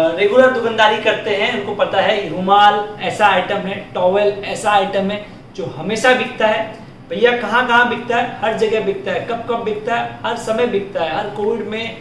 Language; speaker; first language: Hindi; native; Hindi